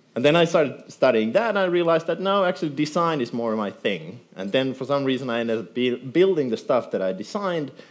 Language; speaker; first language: English; non-native, fluent; Finnish